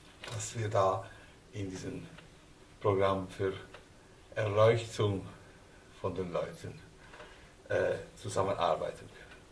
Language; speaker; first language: German; non-native, fluent; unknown